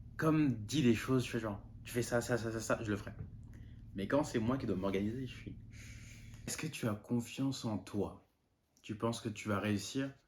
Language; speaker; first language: French; non-native, local second language; Malagasy